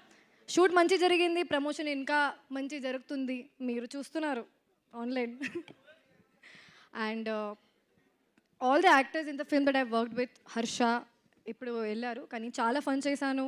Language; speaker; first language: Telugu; non-native, learner; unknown